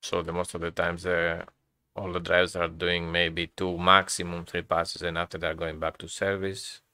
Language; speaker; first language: English; non-native, learner; Greek